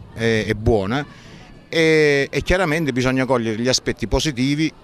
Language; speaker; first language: Italian; native; Italian